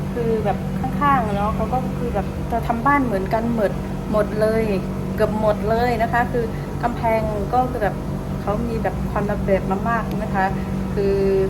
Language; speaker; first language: Thai; non-native, local second language; Shan